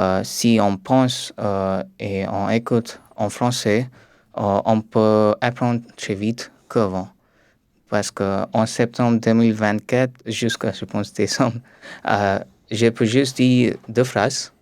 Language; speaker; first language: French; non-native, learner; Tamil